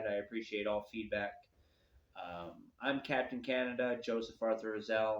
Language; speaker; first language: English; native; English